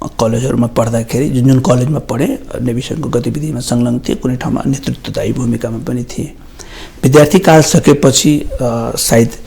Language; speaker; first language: Nepali; non-native, local second language; Maithili